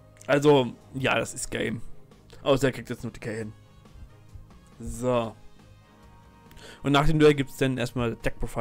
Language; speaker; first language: German; native; German